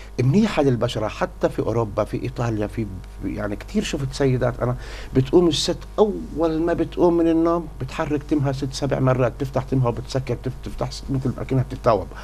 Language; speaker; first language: Arabic; native; Arabic